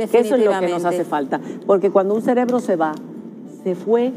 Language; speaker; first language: Spanish; native; Spanish